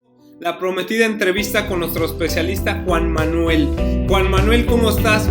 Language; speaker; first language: Spanish; native; Spanish